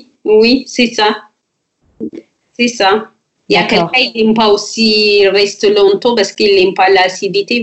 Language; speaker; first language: French; non-native, learner; Amharic